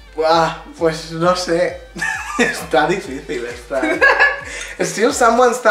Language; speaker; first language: Spanish; native; Spanish